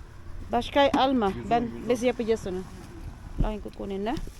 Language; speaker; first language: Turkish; non-native, learner; Filipino